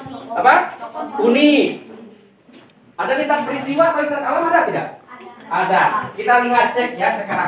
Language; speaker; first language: Indonesian; native; Indonesian